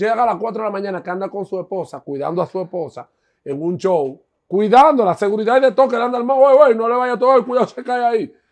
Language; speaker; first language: Spanish; native; Spanish